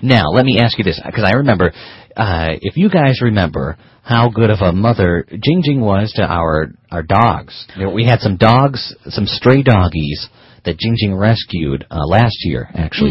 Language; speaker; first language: English; native; English